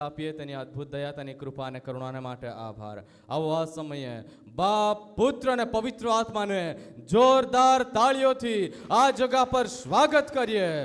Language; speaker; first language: Gujarati; native; Gujarati